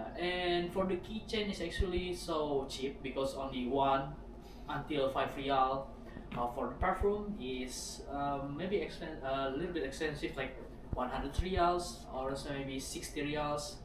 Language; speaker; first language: English; non-native, learner; Indonesian